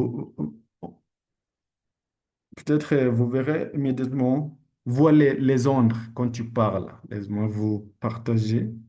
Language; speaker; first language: French; non-native, learner; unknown